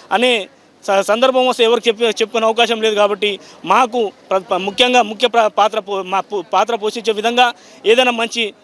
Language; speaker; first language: Telugu; non-native, local second language; Lambadi